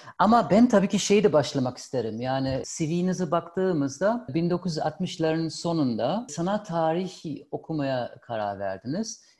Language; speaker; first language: Turkish; non-native, fluent; German